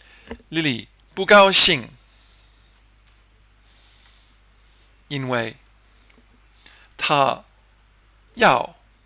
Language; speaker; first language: Chinese; non-native, fluent; English